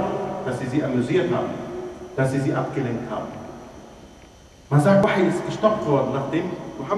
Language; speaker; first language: German; non-native, fluent; Arabic